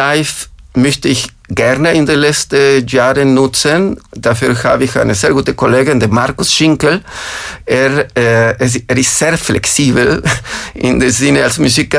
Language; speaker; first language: German; non-native, fluent; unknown